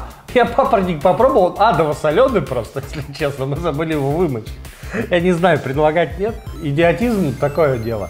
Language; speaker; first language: Russian; native; Russian